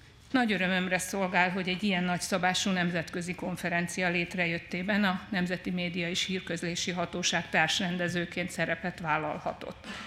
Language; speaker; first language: Hungarian; native; Hungarian